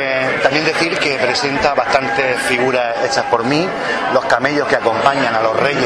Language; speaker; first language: Spanish; native; Spanish